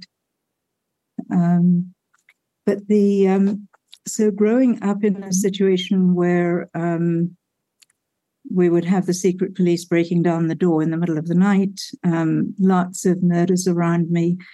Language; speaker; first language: English; native; English